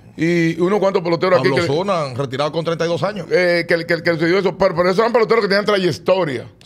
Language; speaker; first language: Spanish; native; Spanish